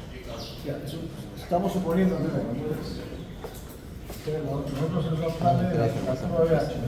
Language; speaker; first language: Spanish; native; Spanish